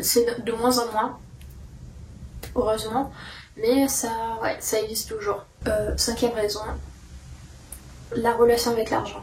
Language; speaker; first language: French; non-native, fluent; Russian